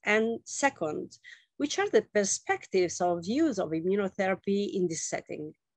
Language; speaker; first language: English; non-native, fluent; Italian